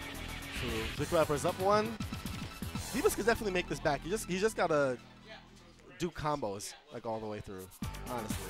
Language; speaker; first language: English; native; English